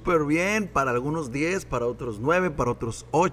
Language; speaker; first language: Spanish; native; Spanish